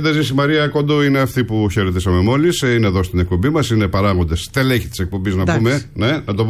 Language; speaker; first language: Greek; native; Greek